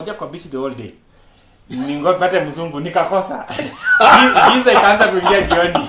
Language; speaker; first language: Swahili; non-native, local second language; Gusii